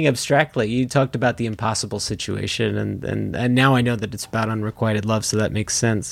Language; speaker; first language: English; native; English